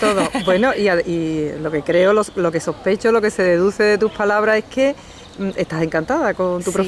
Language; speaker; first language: Spanish; native; Spanish